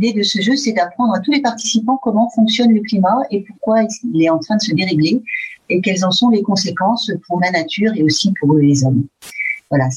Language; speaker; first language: French; native; French